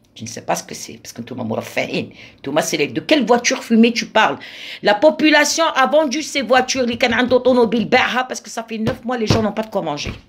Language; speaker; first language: French; non-native, local second language; Arabic